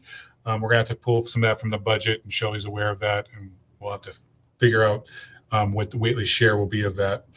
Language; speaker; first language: English; native; English